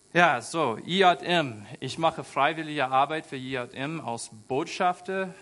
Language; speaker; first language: German; non-native, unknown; English